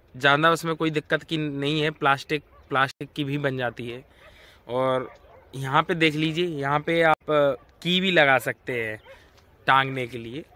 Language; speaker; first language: Hindi; native; Hindi